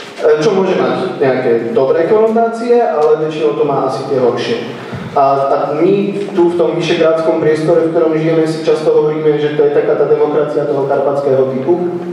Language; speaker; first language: Slovak; native; Slovak